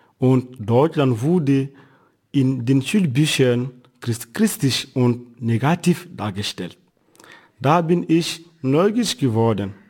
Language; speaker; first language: German; non-native, fluent; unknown